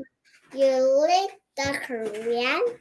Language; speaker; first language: English; non-native, learner; Korean